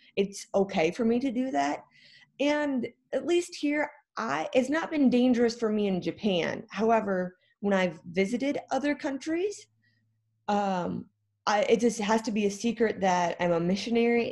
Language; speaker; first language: English; native; English